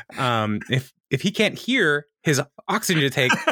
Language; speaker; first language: English; native; English